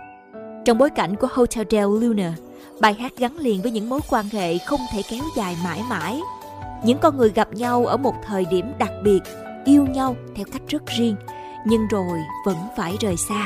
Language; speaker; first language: Vietnamese; native; Vietnamese